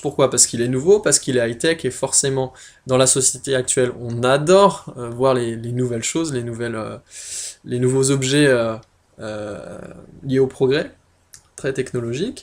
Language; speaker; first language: French; native; French